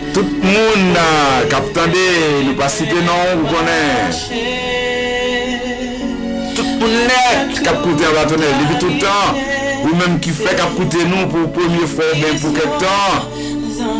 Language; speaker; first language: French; non-native, local second language; Haitian Creole